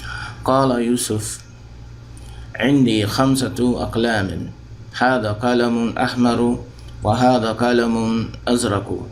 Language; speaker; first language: Arabic; non-native, fluent; English